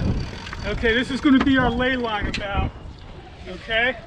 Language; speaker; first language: English; native; English